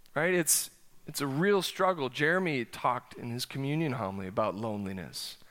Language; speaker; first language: English; native; English